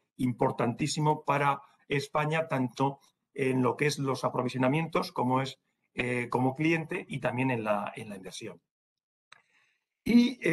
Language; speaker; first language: Spanish; native; Spanish